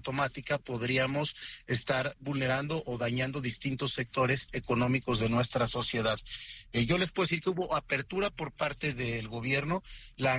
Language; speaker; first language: Spanish; native; Spanish